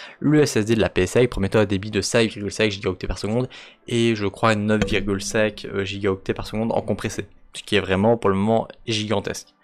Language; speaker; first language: French; native; French